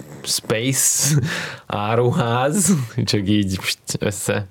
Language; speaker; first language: Hungarian; non-native, fluent; Russian